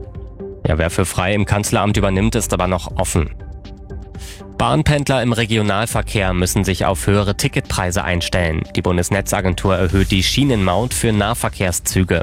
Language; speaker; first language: German; native; German